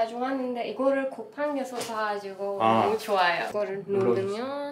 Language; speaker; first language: Korean; non-native, learner; Persian